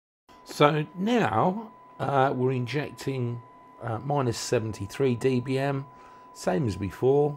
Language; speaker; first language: English; native; English